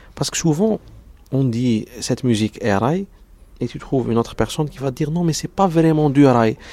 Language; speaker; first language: French; non-native, local second language; Arabic